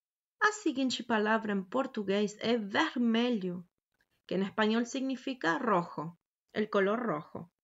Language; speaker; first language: Portuguese; non-native, fluent; Spanish